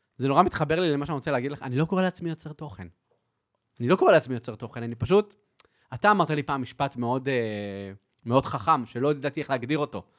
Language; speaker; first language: Hebrew; native; Hebrew